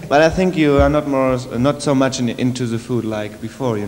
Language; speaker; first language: English; non-native, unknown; German